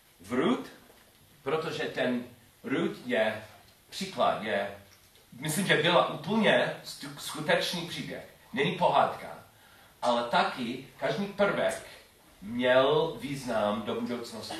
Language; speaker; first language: Czech; non-native, learner; English